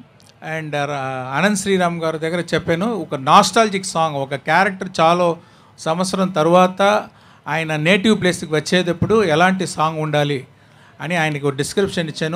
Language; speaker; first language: Telugu; non-native, learner; Tamil